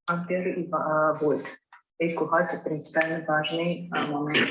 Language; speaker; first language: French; non-native, learner; Armenian